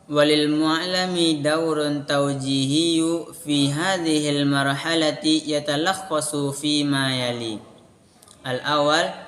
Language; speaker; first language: Arabic; non-native, learner; Indonesian